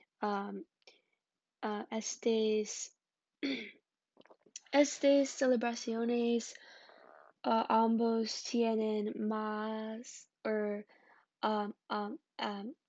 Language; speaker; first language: Spanish; non-native, learner; English